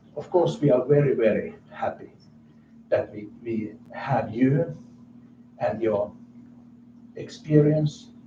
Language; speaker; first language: English; non-native, fluent; Finnish